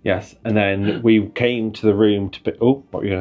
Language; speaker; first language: English; native; English